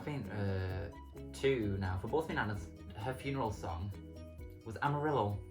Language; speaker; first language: English; native; English